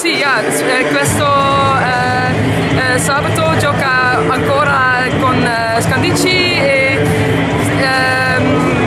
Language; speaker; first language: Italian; non-native, learner; Dutch